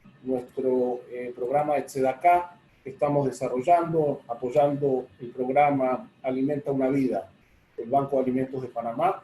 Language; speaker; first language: Spanish; native; Spanish